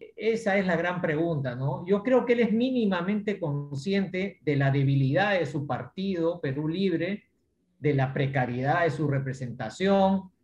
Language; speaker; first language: Spanish; native; Spanish